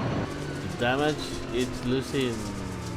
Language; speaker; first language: English; non-native, learner; Spanish